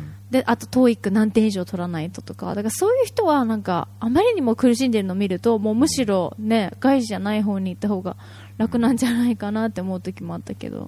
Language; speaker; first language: Japanese; native; Japanese